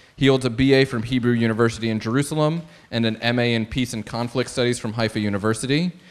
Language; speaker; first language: English; native; English